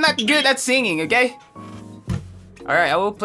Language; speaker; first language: English; non-native, local second language; Filipino